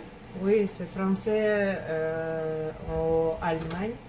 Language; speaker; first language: French; non-native, learner; Russian